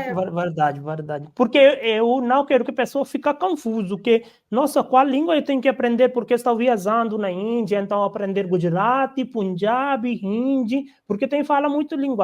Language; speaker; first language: Portuguese; non-native, learner; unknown